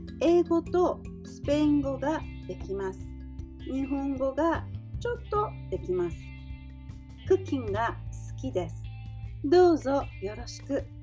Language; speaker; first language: Japanese; non-native, learner; English